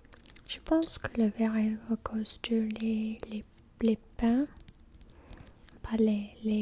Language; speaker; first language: French; non-native, learner; English